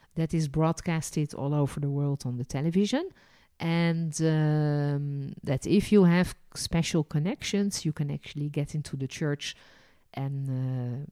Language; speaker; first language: English; non-native, fluent; Dutch